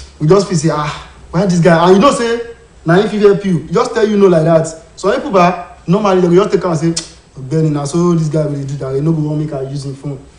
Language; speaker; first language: Nigerian Pidgin; non-native, local second language; Yoruba